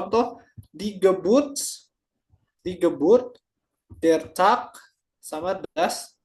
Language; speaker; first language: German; non-native, learner; Indonesian